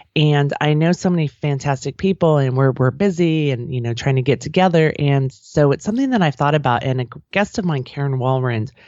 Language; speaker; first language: English; native; English